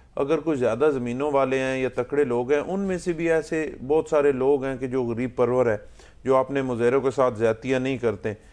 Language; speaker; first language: Urdu; non-native, local second language; Punjabi